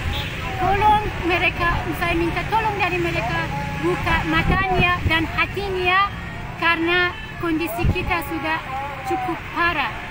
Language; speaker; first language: Indonesian; non-native, fluent; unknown